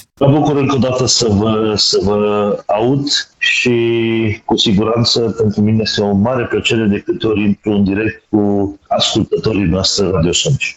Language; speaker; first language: Romanian; native; Romanian